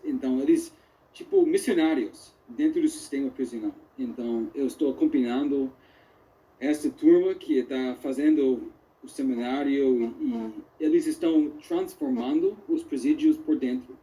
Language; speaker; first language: Portuguese; non-native, fluent; English